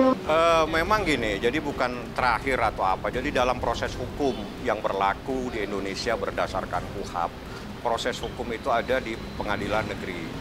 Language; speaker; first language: Indonesian; native; Indonesian